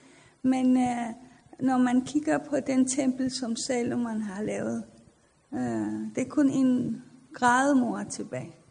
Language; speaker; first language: Danish; non-native, fluent; Persian